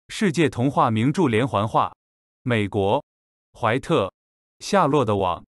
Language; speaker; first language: Chinese; native; Chinese